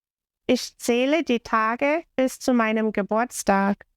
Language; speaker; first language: German; non-native, fluent; English